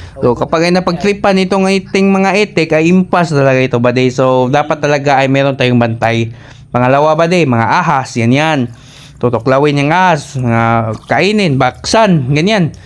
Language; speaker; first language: Filipino; non-native, local second language; Cebuano